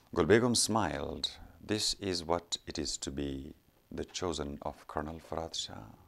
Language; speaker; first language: English; non-native, local second language; Persian